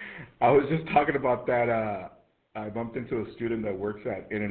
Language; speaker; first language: English; native; English